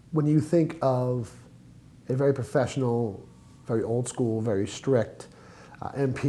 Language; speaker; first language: English; native; English